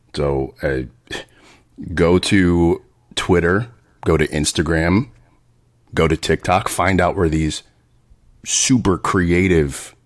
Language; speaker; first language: English; native; English